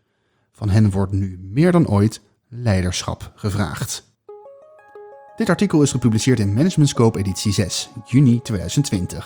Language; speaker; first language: Dutch; native; Dutch